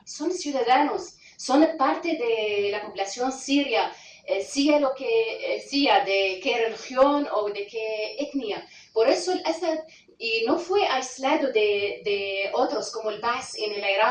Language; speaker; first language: Spanish; non-native, fluent; Arabic